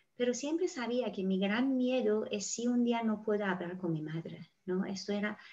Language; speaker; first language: Spanish; non-native, fluent; Persian